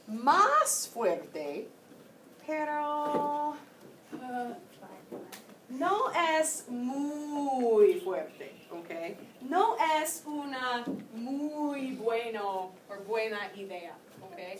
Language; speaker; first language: Spanish; non-native, fluent; English